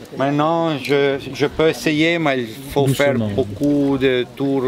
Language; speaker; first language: French; non-native, fluent; Italian